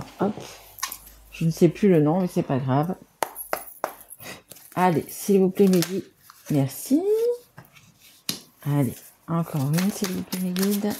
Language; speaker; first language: French; native; French